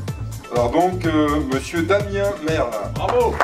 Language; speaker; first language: French; native; French